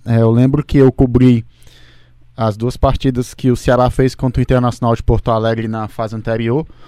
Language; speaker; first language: Portuguese; native; Portuguese